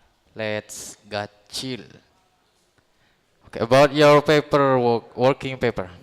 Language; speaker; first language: English; non-native, learner; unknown